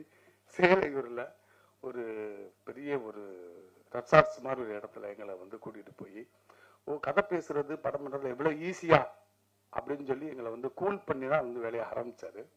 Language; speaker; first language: Tamil; native; Tamil